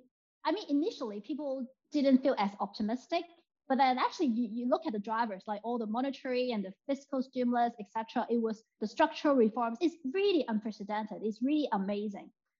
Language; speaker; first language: English; non-native, local second language; Cantonese